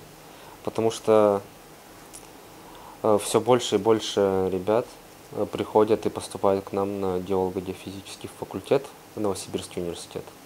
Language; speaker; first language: Russian; native; Russian